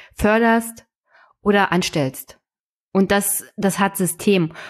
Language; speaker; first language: German; native; German